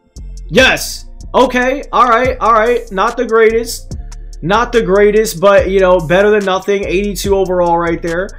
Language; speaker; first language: English; native; English